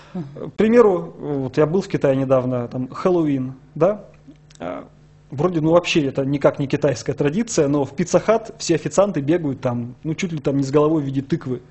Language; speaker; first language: Russian; native; Russian